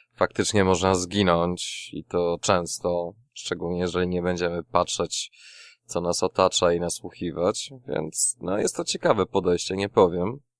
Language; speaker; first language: Polish; native; Polish